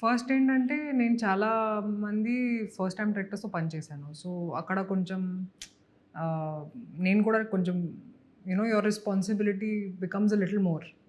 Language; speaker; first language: Telugu; non-native, local second language; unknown